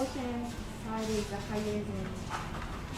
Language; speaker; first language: English; non-native, learner; Japanese